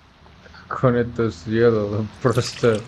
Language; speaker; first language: Russian; non-native, fluent; Spanish